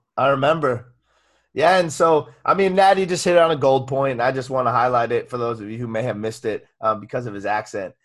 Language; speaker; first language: English; native; English